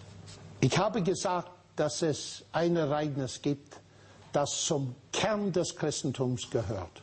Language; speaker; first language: German; non-native, fluent; English